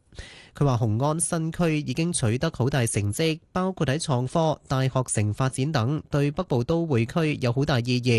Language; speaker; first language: Cantonese; native; Cantonese